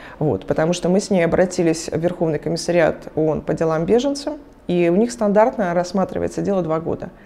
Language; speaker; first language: Russian; native; Russian